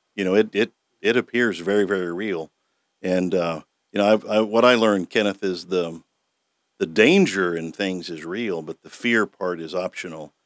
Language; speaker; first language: English; native; English